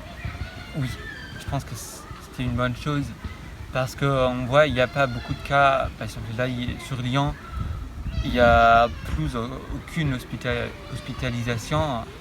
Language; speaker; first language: French; non-native, fluent; German